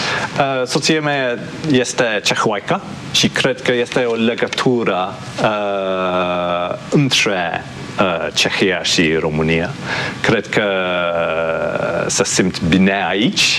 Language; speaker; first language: Romanian; non-native, fluent; English